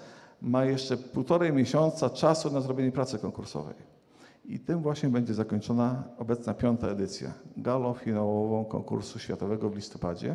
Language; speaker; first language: Polish; native; Polish